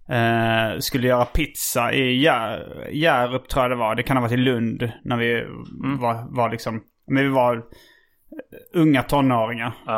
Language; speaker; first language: Swedish; native; Swedish